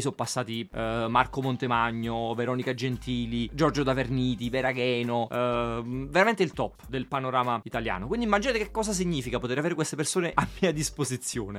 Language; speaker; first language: Italian; native; Italian